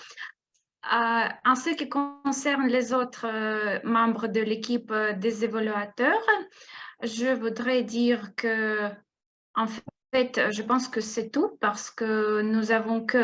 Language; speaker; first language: French; non-native, fluent; Russian